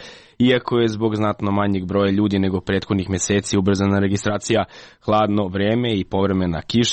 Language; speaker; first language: Serbian; native; Serbian